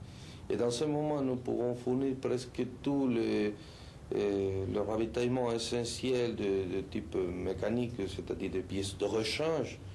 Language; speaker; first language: French; non-native, fluent; Spanish